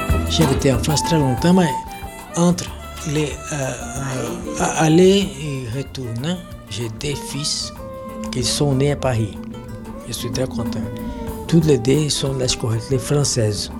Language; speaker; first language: French; non-native, learner; Portuguese